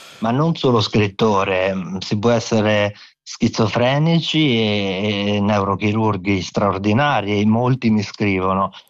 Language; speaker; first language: Italian; non-native, local second language; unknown